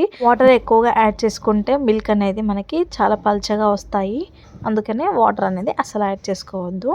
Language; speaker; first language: Telugu; native; Telugu